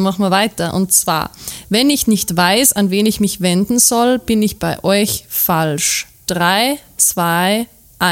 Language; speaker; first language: German; native; German